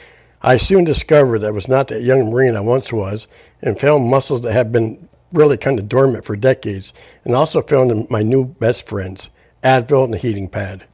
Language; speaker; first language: English; native; English